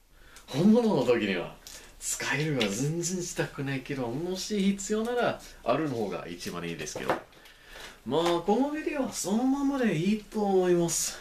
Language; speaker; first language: Japanese; non-native, learner; English